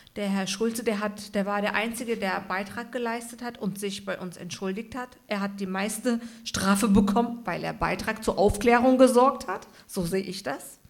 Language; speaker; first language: German; early bilingual, other home language; Turkish